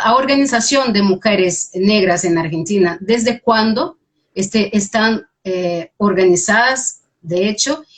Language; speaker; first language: Spanish; non-native, fluent; Portuguese